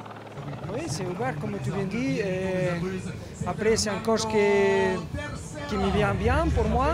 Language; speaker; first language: French; non-native, learner; Spanish